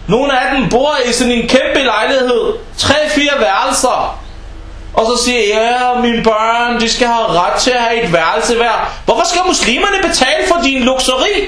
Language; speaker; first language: Danish; early bilingual, other home language; Arabic